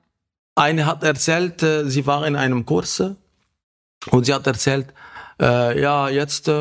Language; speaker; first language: German; non-native, fluent; Arabic